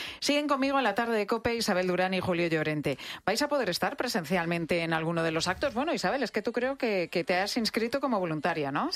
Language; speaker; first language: Spanish; native; Spanish